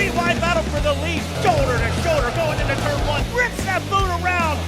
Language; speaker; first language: English; native; English